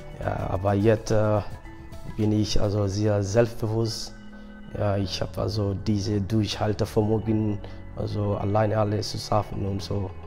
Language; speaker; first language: German; non-native, learner; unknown